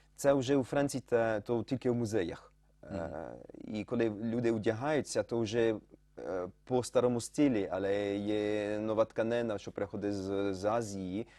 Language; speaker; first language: Ukrainian; early bilingual, heritage; Ukrainian